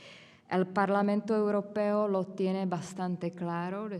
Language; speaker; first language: Spanish; non-native, fluent; Czech